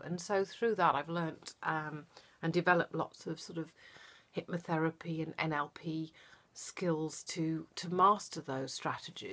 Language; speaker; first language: English; native; English